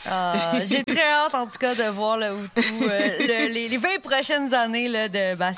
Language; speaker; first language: French; native; French